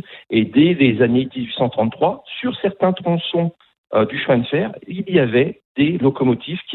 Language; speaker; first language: French; native; French